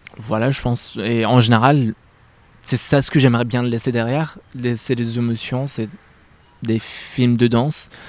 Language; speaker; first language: French; non-native, fluent; Arabic